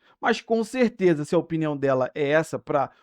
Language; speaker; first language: Portuguese; native; Portuguese